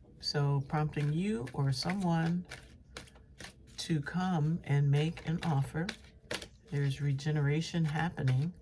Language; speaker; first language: English; native; English